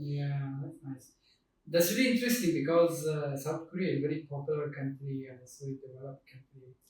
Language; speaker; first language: English; non-native, fluent; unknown